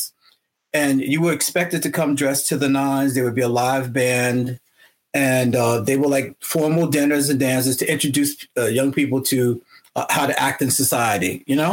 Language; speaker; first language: English; native; English